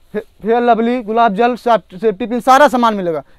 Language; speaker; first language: Hindi; native; Hindi